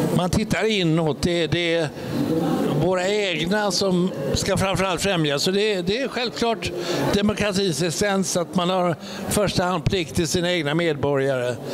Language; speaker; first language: Swedish; native; Swedish